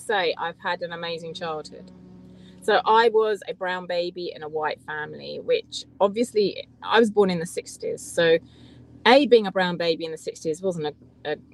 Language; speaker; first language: English; native; English